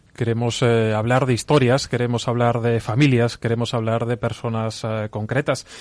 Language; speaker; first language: Spanish; native; Spanish